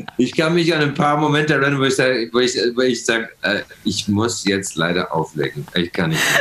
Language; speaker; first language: German; non-native, fluent; English